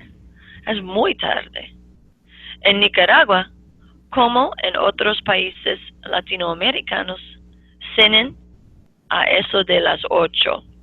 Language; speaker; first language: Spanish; non-native, fluent; English